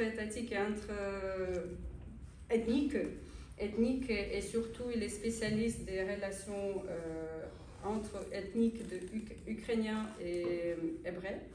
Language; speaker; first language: French; non-native, fluent; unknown